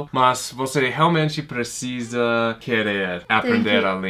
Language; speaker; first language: Portuguese; non-native, fluent; English